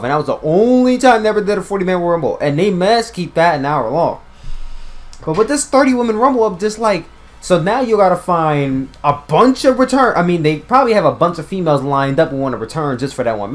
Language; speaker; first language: English; native; English